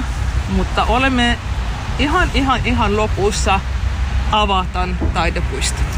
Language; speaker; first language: Finnish; non-native, learner; Russian